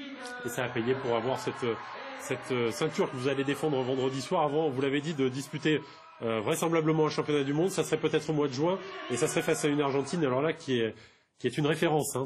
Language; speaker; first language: French; native; French